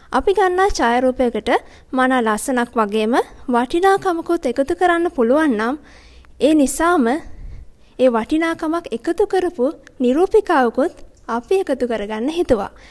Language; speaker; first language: Sinhala; native; Sinhala